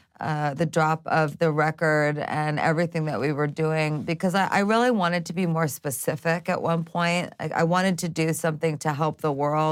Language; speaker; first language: English; native; English